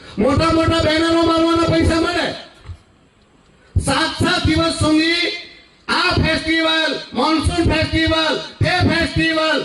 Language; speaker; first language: Gujarati; native; Gujarati